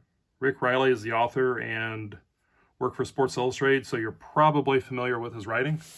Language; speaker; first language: English; native; English